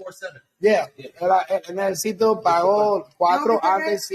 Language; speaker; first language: Spanish; non-native, learner; English